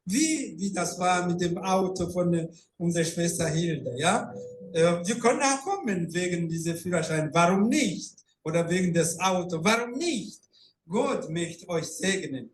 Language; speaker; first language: German; non-native, fluent; Rundi